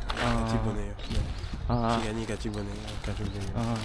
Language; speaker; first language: Korean; non-native, learner; French